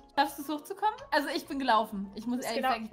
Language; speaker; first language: German; native; German